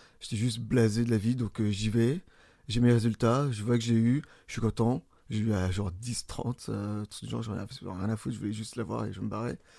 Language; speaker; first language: French; early bilingual, other home language; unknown